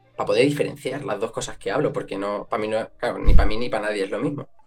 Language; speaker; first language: Spanish; non-native, local second language; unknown